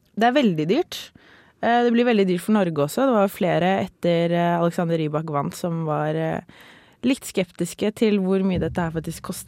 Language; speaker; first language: Norwegian; native; Norwegian